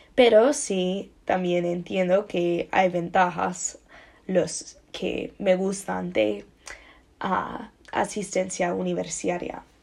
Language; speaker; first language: Spanish; non-native, learner; English